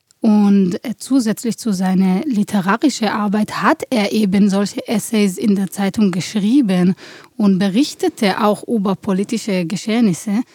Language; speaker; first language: German; non-native, fluent; Hebrew